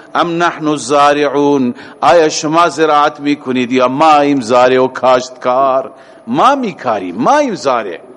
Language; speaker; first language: Persian; native; Persian